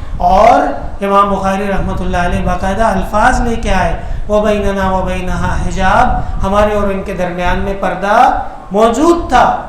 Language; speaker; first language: Urdu; non-native, local second language; Pashto